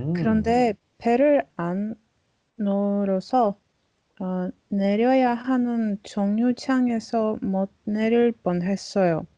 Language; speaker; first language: Korean; non-native, learner; Latvian